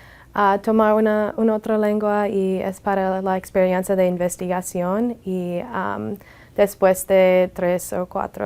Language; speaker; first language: Spanish; non-native, learner; English